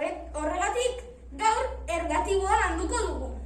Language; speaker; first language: Basque; non-native, learner; Spanish